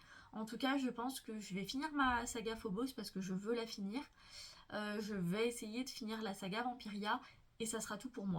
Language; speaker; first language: French; native; French